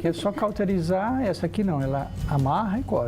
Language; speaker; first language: Portuguese; native; Portuguese